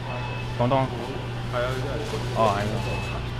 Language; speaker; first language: Cantonese; non-native, learner; English